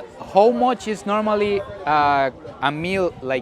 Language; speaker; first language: English; non-native, learner; Spanish